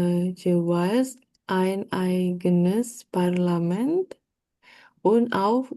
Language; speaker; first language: German; non-native, learner; Indonesian